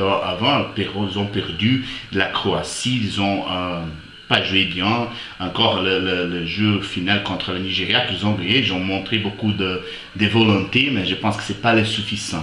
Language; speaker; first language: French; non-native, fluent; Portuguese